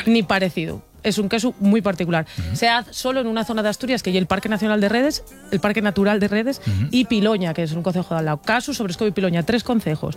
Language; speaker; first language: Spanish; native; Spanish